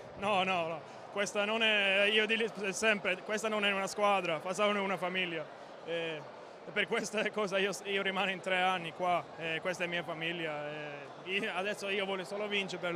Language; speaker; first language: Italian; non-native, learner; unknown